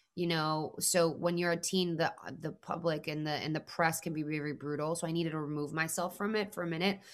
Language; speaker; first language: English; non-native, fluent; Spanish